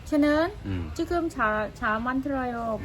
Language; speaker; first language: Korean; non-native, learner; Khmer